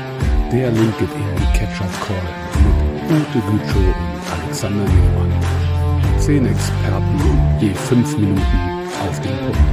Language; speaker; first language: German; native; German